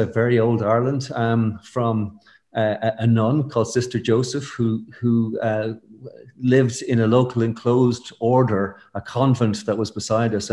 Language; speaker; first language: English; native; English